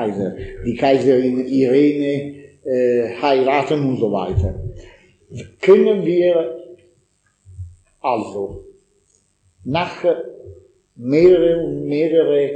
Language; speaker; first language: German; non-native, learner; Italian